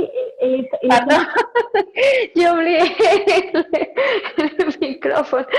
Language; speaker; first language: French; non-native, learner; Spanish